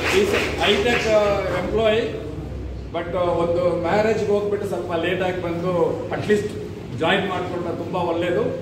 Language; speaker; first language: Kannada; non-native, local second language; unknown